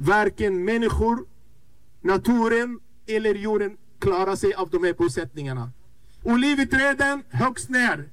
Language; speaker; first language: Swedish; non-native, fluent; Arabic